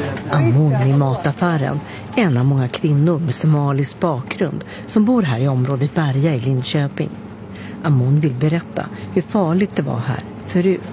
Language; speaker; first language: Swedish; native; Swedish